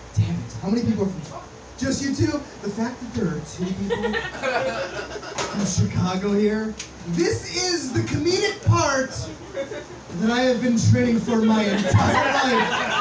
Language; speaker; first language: English; native; English